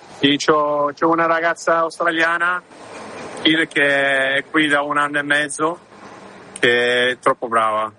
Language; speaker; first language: Italian; early bilingual, heritage; Italian